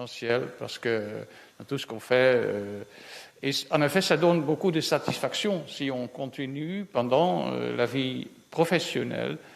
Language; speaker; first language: French; non-native, fluent; Dutch